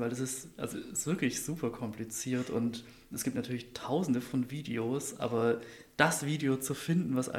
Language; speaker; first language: German; native; German